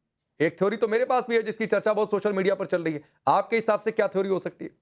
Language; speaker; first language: Hindi; native; Hindi